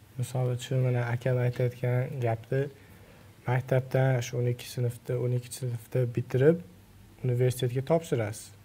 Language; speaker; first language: Uzbek; early bilingual, heritage; Uzbek